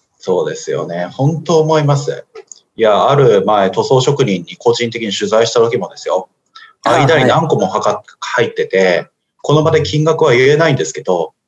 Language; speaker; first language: Japanese; native; Japanese